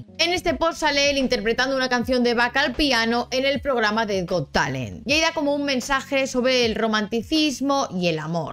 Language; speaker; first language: Spanish; native; Spanish